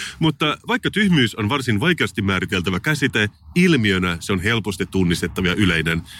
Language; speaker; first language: Finnish; native; Finnish